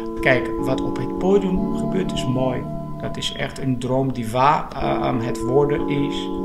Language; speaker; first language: Dutch; non-native, fluent; Portuguese